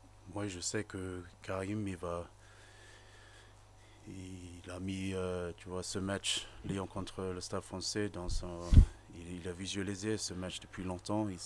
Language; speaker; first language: French; non-native, fluent; English